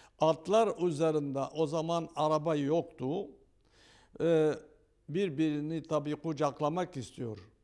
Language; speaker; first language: Turkish; non-native, local second language; Turoyo